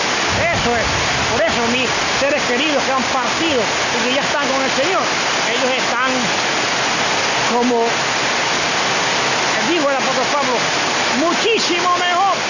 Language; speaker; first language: Spanish; native; Spanish